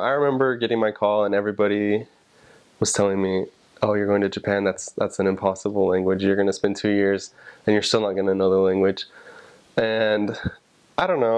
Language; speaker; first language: English; native; English